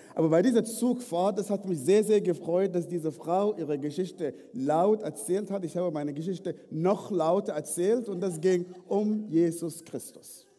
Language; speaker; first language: German; non-native, fluent; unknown